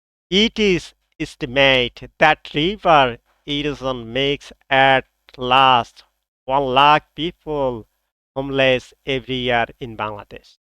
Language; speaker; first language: English; non-native, local second language; Bangla